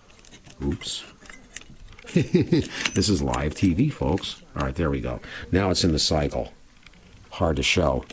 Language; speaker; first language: English; native; English